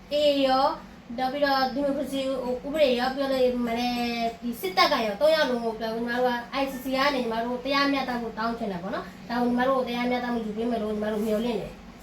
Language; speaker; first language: Burmese; non-native, local second language; Rohingya